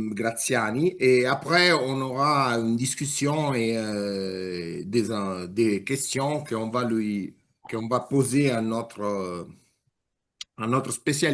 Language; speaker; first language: French; non-native, fluent; Italian